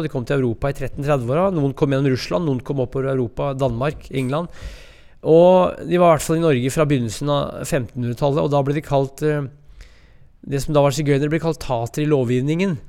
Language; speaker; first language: Norwegian; native; Norwegian